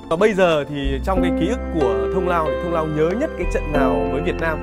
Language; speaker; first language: Vietnamese; native; Vietnamese